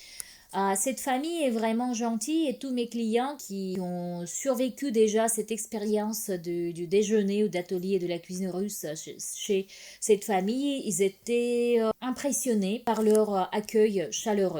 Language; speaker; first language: French; non-native, fluent; Russian